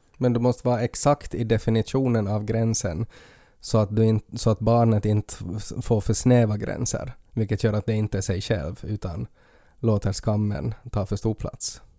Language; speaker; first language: Swedish; native; Swedish